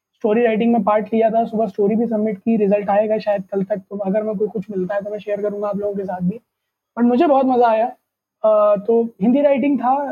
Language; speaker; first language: Hindi; native; Hindi